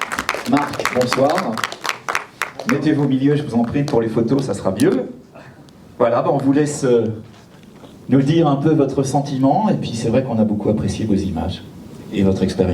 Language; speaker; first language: French; native; French